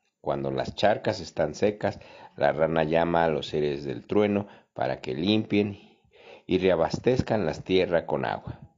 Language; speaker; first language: Spanish; native; Spanish